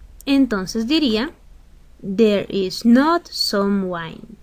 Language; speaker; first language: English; non-native, learner; Spanish